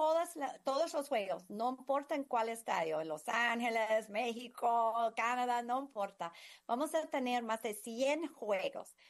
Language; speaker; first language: Spanish; non-native, fluent; English